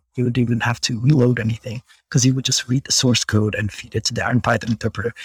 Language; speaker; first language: English; non-native, fluent; Portuguese